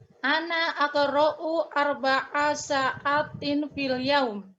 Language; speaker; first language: Arabic; non-native, learner; Indonesian